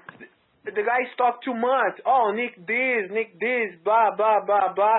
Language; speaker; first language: English; non-native, learner; Portuguese